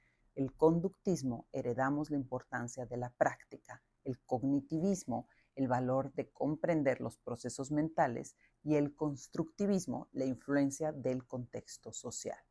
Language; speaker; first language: Spanish; native; Spanish